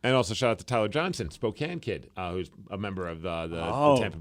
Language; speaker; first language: English; native; English